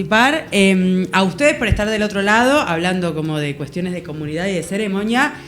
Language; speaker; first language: Spanish; native; Spanish